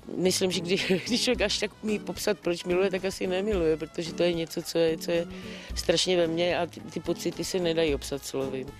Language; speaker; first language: Czech; native; Czech